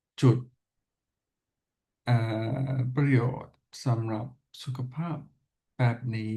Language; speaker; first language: Thai; non-native, learner; English